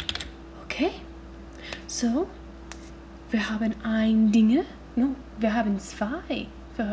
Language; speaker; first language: German; non-native, learner; English